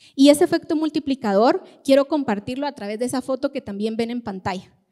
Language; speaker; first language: Spanish; native; Spanish